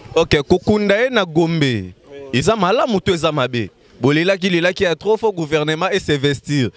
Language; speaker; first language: Lingala; native; Lingala